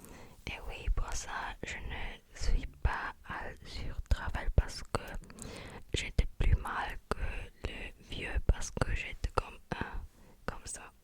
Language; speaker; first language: French; non-native, learner; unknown